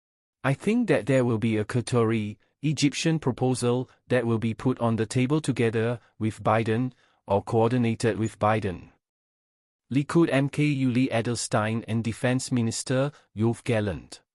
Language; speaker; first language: English; non-native, fluent; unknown